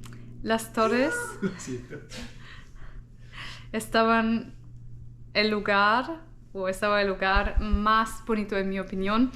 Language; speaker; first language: Spanish; non-native, fluent; German